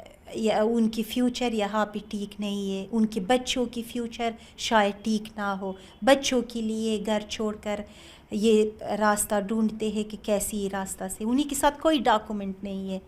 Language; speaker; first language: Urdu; non-native, learner; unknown